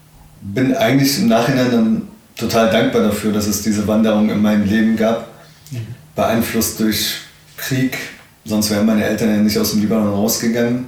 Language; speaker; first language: German; early bilingual, other home language; Arabic